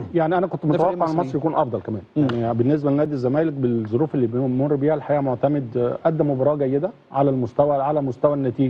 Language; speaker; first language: Arabic; native; Arabic